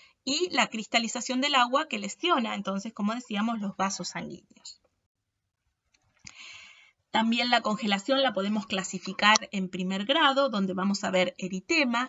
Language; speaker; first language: Spanish; native; Spanish